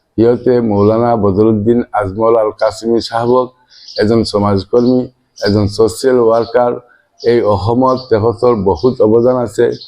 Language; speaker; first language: Assamese; non-native, local second language; Bangla